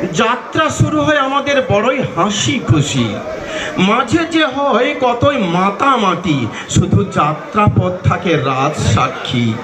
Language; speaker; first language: Bangla; native; Bangla